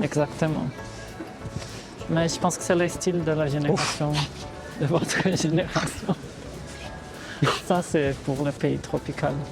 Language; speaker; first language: French; non-native, fluent; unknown